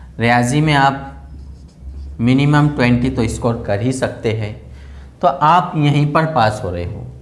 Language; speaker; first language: Hindi; non-native, local second language; Urdu